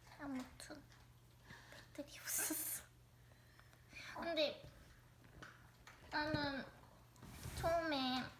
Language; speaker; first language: Korean; non-native, learner; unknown